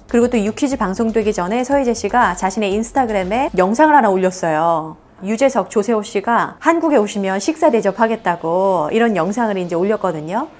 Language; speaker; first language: Korean; native; Korean